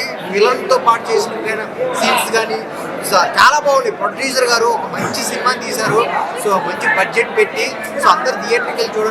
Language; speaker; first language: Telugu; native; Telugu